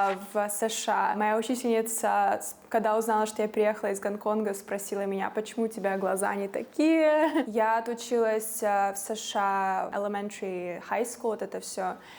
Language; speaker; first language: Russian; non-native, fluent; English